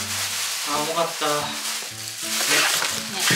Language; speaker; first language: Japanese; native; Japanese